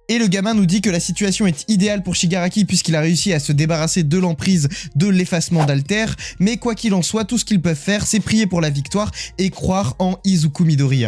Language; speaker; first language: French; native; French